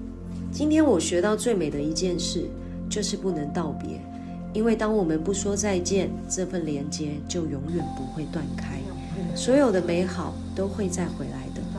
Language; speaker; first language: Chinese; native; Chinese